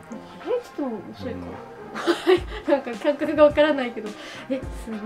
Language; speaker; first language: Japanese; native; Japanese